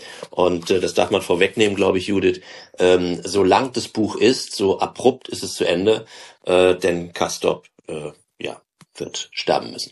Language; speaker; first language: German; native; German